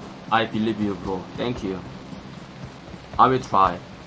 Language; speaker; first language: English; non-native, learner; Korean